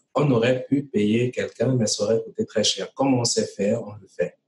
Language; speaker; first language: French; native; French